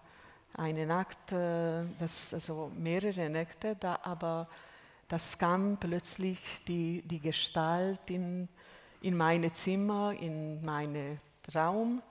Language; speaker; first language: German; non-native, fluent; Hungarian